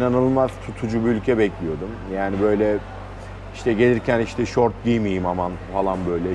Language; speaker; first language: Turkish; native; Turkish